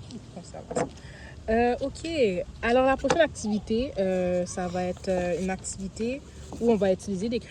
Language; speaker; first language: French; native; French